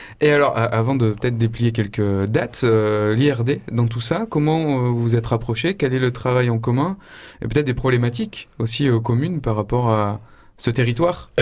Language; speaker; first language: French; native; French